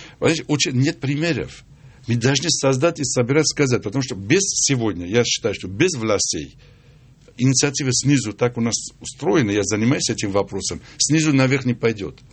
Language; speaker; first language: Russian; non-native, local second language; Armenian